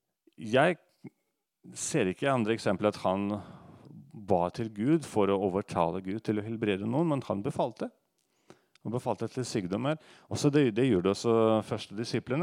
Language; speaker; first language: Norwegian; non-native, fluent; Russian